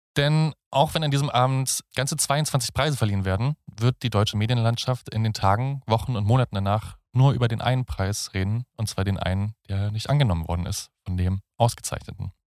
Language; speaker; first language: German; native; German